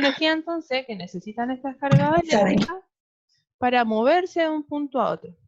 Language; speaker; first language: Spanish; native; Spanish